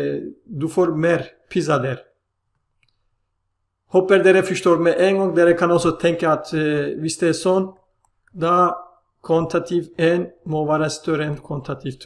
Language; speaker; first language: Norwegian; non-native, learner; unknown